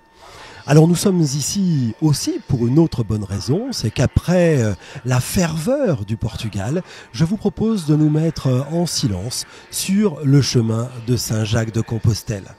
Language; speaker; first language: French; native; French